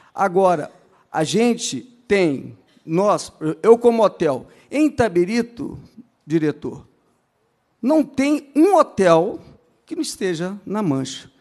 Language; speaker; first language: Portuguese; native; Portuguese